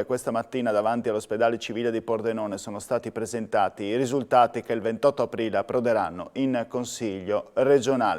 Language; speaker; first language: Italian; native; Italian